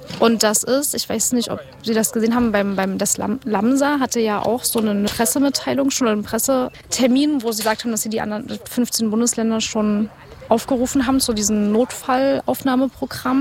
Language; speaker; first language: German; native; German